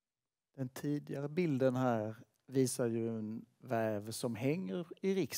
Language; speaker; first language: Swedish; native; Swedish